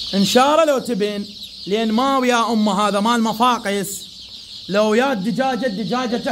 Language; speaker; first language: Arabic; native; Arabic